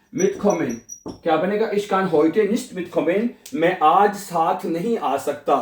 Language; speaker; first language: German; non-native, fluent; Urdu